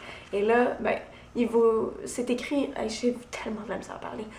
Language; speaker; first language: French; native; French